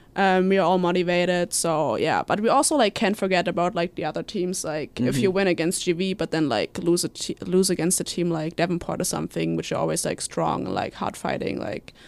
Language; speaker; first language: English; non-native, fluent; German